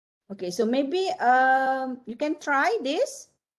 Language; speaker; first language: English; non-native, local second language; Malay